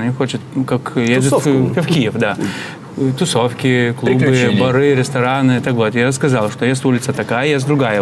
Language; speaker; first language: Russian; non-native, fluent; Lithuanian